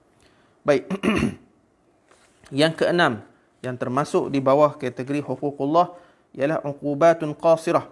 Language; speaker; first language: Malay; native; Malay